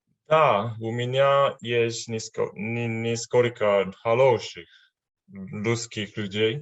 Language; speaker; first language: Russian; non-native, learner; Chinese